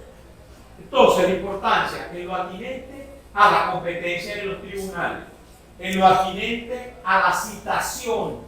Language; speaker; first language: Spanish; native; Spanish